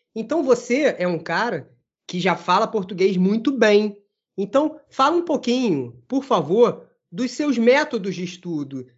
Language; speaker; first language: Portuguese; native; Portuguese